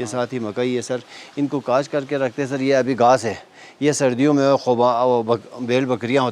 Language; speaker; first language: Hindi; non-native, local second language; Balti